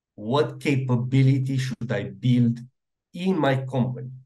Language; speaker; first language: English; non-native, fluent; Romanian